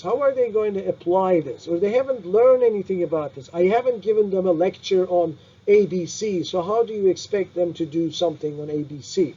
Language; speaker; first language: English; non-native, fluent; Turkish